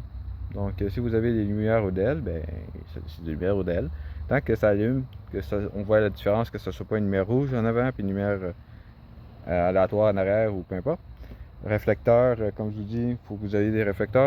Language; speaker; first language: French; native; French